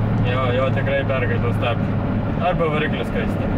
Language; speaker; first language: Lithuanian; native; Lithuanian